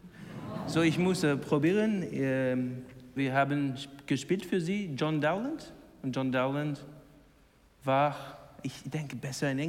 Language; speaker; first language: German; non-native, learner; English